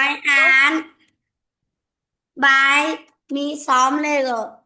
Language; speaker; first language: English; non-native, learner; Vietnamese